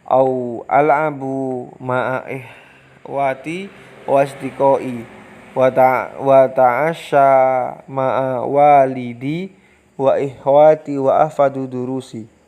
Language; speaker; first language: Arabic; non-native, learner; Indonesian